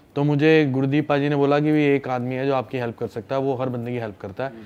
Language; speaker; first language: Hindi; native; Hindi